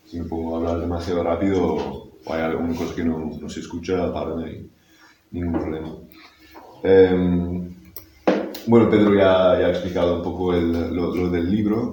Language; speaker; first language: Spanish; non-native, fluent; English